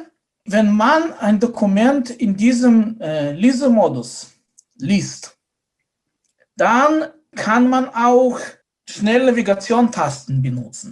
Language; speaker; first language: German; non-native, fluent; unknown